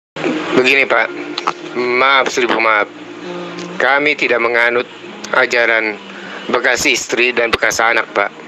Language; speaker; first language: Indonesian; native; Indonesian